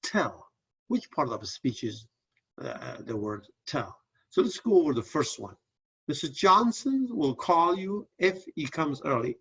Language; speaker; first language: English; non-native, fluent; Persian